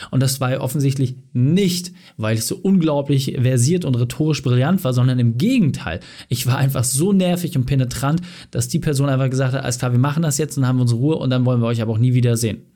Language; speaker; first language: German; native; German